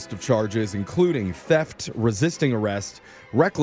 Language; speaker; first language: English; native; English